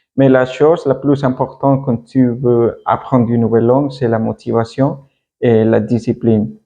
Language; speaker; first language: French; non-native, learner; Spanish